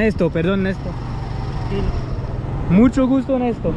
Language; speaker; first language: Spanish; non-native, learner; French